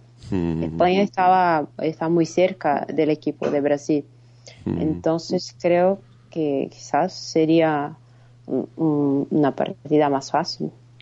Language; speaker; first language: Spanish; non-native, fluent; Portuguese